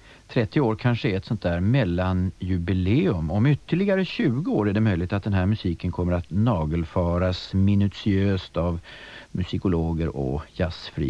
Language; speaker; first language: Swedish; native; Swedish